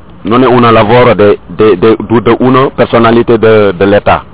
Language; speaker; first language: Italian; non-native, learner; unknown